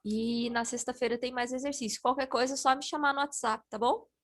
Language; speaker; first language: Portuguese; native; Portuguese